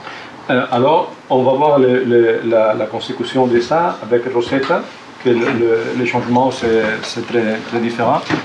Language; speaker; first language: French; non-native, fluent; Spanish